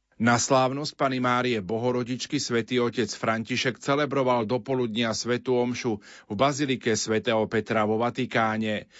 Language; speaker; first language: Slovak; native; Slovak